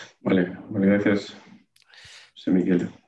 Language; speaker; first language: Spanish; non-native, learner; Russian